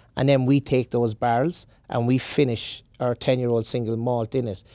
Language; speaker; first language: English; native; English